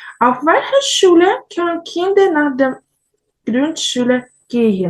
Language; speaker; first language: German; non-native, learner; Ukrainian